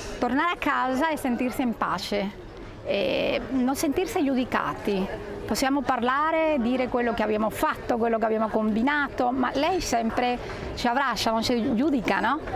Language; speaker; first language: Italian; non-native, fluent; Spanish